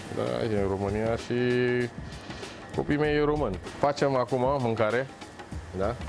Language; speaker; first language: Romanian; non-native, learner; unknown